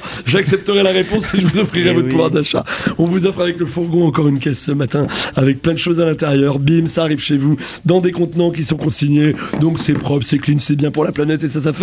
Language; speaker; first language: French; native; French